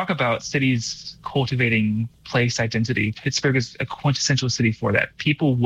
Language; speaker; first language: English; native; English